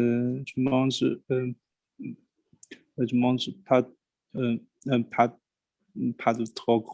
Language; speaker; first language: French; non-native, learner; Chinese